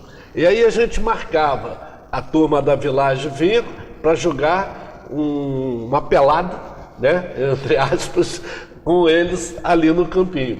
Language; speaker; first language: Portuguese; native; Portuguese